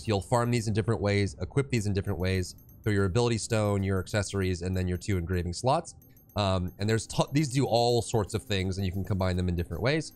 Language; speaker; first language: English; native; English